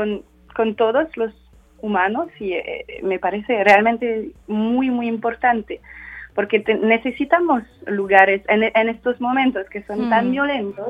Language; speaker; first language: Spanish; non-native, fluent; French